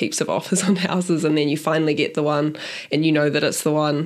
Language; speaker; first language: English; native; English